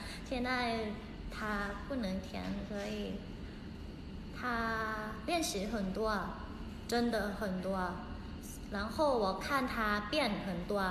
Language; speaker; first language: Chinese; non-native, learner; Thai